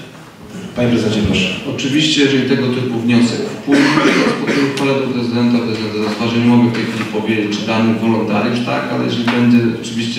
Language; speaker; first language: Polish; native; Polish